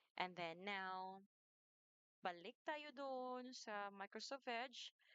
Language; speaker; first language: Filipino; non-native, local second language; Cebuano